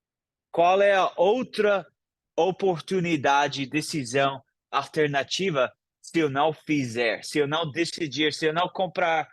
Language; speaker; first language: Portuguese; non-native, fluent; English